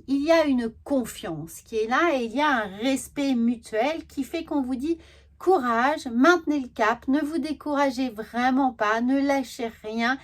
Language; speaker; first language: French; native; French